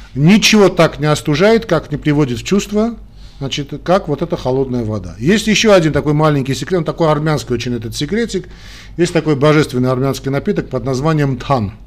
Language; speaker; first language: Russian; non-native, local second language; Armenian